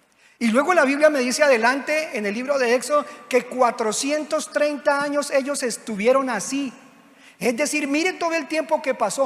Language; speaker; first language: Spanish; native; Spanish